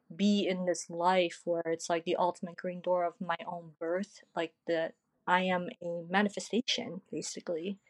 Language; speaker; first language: English; early bilingual, other home language; Korean